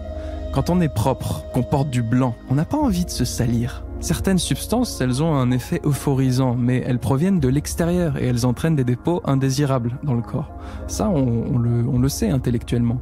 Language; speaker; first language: French; native; French